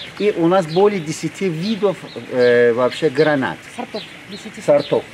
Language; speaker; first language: Russian; non-native, learner; Persian